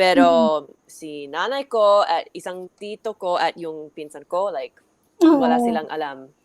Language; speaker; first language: Filipino; early bilingual, heritage; English